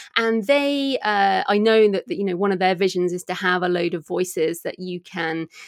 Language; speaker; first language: English; native; English